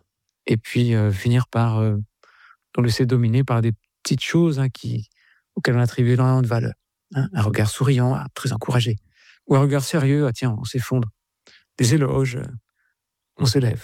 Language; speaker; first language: French; native; French